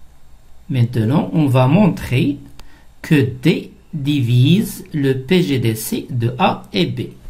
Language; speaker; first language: French; non-native, local second language; Arabic